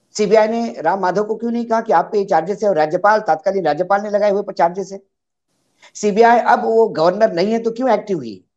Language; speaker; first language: Hindi; native; Hindi